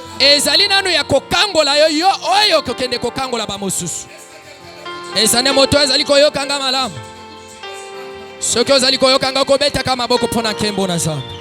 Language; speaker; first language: Lingala; native; Lingala